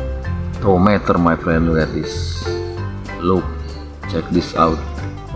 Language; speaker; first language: English; non-native, learner; Indonesian